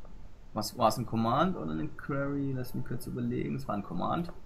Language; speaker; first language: German; native; German